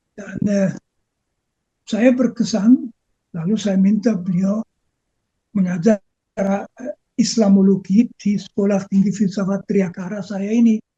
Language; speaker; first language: Indonesian; non-native, fluent; German